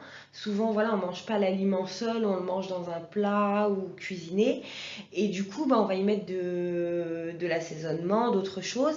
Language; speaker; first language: French; native; French